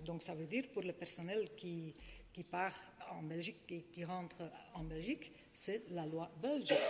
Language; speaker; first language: French; non-native, fluent; Dutch